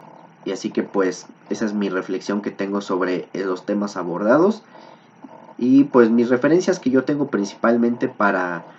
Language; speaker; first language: Spanish; native; Spanish